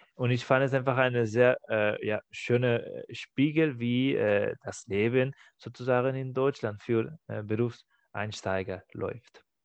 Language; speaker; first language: German; non-native, fluent; Spanish